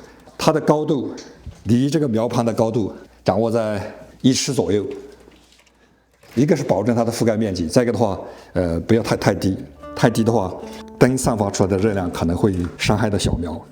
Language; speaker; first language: Chinese; native; Chinese